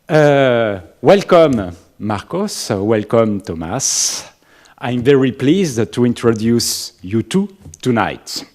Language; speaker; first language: English; non-native, learner; French